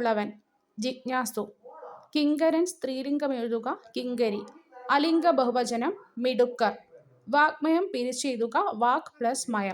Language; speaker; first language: Malayalam; native; Malayalam